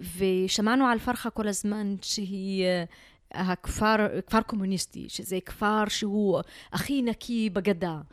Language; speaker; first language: Hebrew; non-native, local second language; Arabic